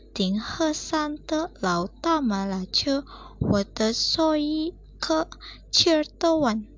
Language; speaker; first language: Chinese; non-native, learner; Indonesian